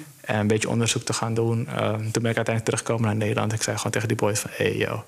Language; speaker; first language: Dutch; early bilingual, other home language; Somali